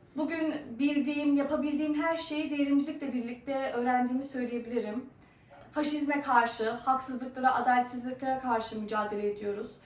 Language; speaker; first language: Turkish; early bilingual, heritage; Turkish